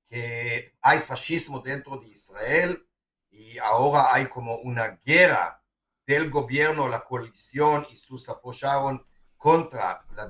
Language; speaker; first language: Spanish; non-native, fluent; Hebrew